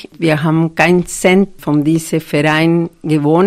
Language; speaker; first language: German; non-native, fluent; Spanish